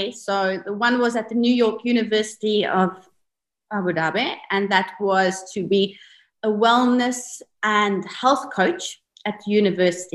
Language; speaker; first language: English; native; English